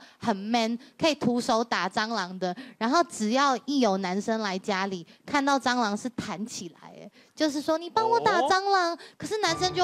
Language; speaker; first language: Chinese; native; Chinese